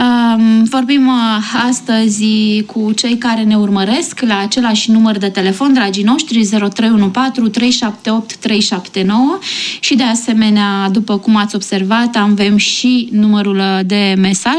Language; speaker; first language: Romanian; native; Romanian